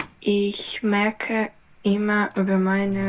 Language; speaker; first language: German; non-native, learner; Ukrainian